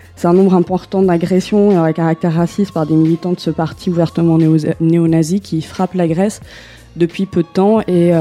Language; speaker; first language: French; native; French